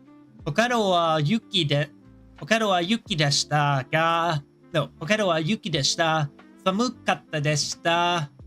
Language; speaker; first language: Japanese; non-native, learner; English